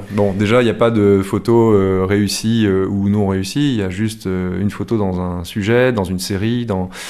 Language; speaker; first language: French; native; French